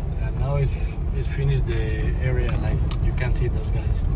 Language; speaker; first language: English; non-native, fluent; Spanish